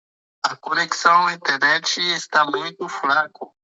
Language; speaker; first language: Portuguese; non-native, learner; Haitian Creole